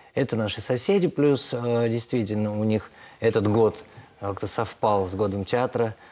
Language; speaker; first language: Russian; non-native, local second language; Tatar